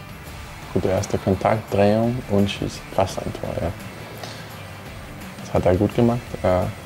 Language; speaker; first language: German; non-native, fluent; Danish